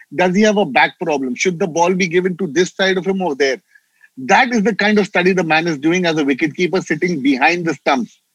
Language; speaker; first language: English; non-native, local second language; Hindi